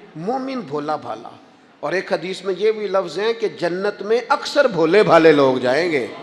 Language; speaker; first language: Urdu; non-native, local second language; Punjabi